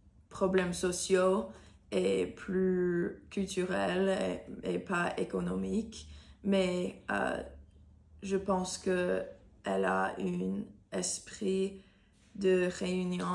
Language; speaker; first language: French; non-native, learner; English